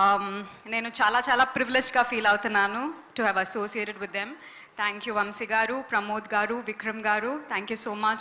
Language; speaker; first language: Telugu; non-native, fluent; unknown